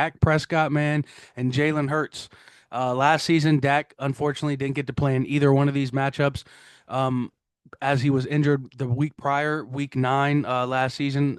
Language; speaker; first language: English; native; English